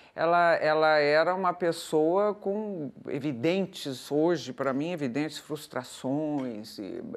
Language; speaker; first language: Portuguese; native; Portuguese